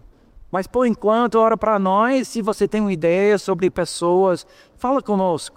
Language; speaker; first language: Portuguese; non-native, fluent; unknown